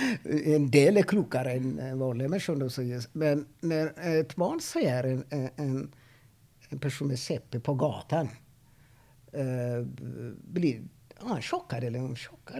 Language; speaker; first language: Swedish; non-native, fluent; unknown